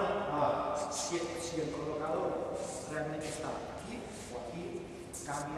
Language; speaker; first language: Spanish; native; Spanish